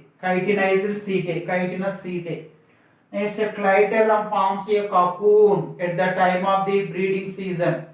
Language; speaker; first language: English; non-native, local second language; Telugu